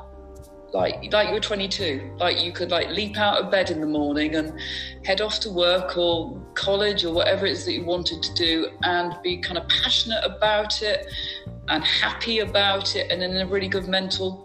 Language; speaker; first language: English; native; English